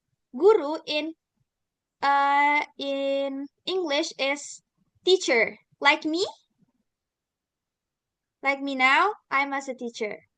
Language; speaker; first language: English; non-native, learner; Indonesian